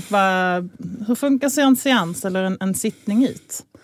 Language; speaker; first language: Swedish; native; Swedish